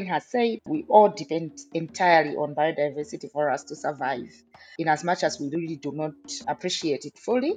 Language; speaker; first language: English; non-native, local second language; Nyanja